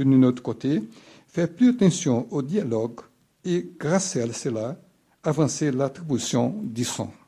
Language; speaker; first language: French; non-native, fluent; Portuguese